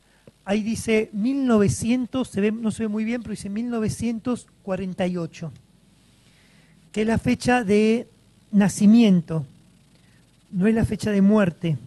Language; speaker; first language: Spanish; native; Spanish